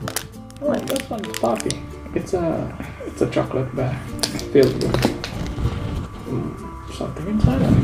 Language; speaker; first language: English; non-native, fluent; Romanian